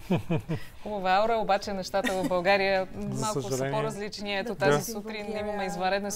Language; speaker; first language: Bulgarian; native; Bulgarian